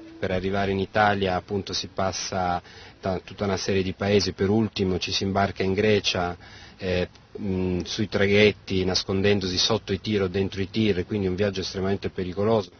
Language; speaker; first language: Italian; native; Italian